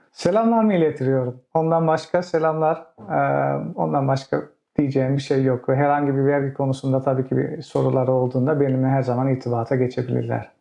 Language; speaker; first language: Turkish; early bilingual, heritage; Turkish